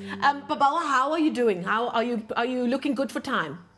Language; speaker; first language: English; native; English